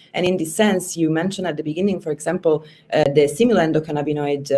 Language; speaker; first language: English; non-native, fluent; Italian